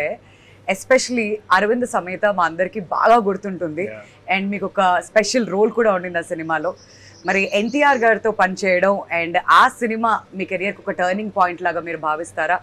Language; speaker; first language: Telugu; native; Telugu